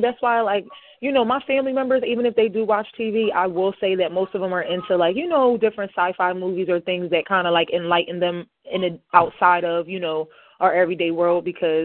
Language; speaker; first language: English; native; English